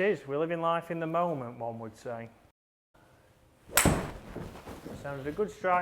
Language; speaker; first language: English; native; English